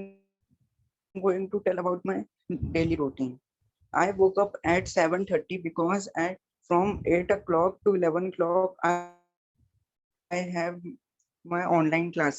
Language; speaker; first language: English; non-native, learner; Hindi